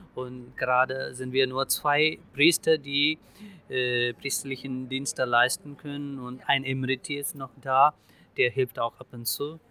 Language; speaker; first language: German; non-native, fluent; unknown